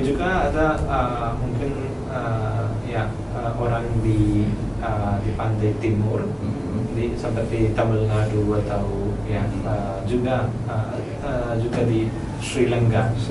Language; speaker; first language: Indonesian; non-native, learner; Malayalam